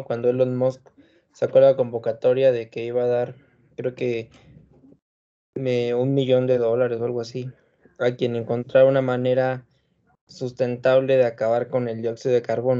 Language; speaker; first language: Spanish; native; Spanish